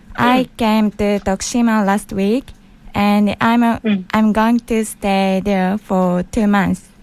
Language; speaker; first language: English; non-native, learner; Japanese